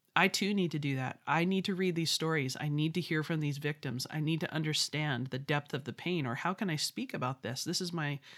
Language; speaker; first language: English; native; English